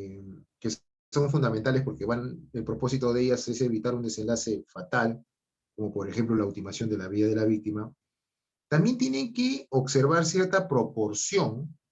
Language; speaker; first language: Spanish; native; Spanish